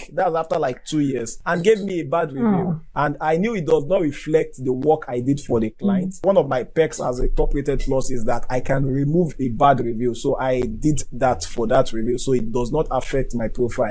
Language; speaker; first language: English; non-native, local second language; Yoruba